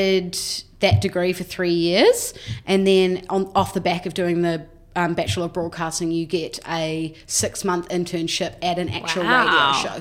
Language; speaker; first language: English; native; English